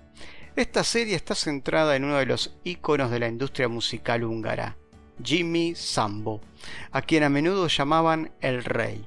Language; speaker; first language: Spanish; native; Spanish